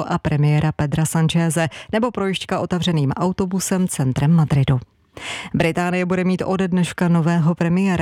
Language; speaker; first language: Czech; native; Czech